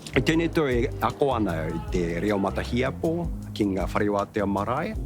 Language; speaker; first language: Māori; non-native, fluent; Japanese